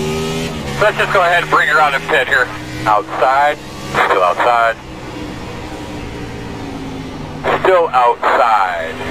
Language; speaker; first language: English; native; English